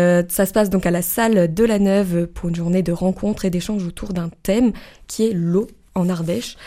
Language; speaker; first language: French; native; French